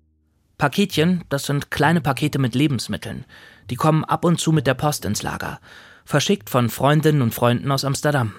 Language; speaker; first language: German; native; German